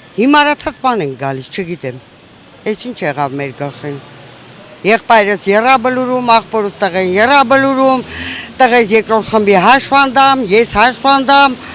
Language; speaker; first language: Armenian; native; Armenian